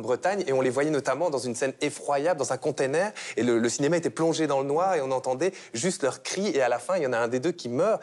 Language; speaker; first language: French; native; French